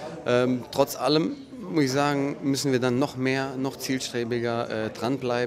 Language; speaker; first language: German; native; German